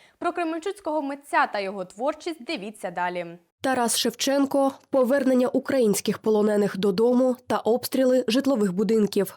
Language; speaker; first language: Ukrainian; native; Ukrainian